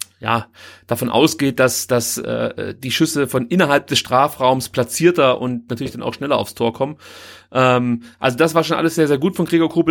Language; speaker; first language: German; native; German